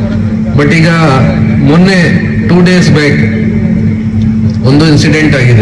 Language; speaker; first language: Kannada; non-native, local second language; Hindi